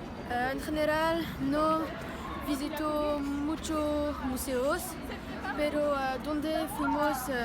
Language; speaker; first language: Spanish; non-native, learner; French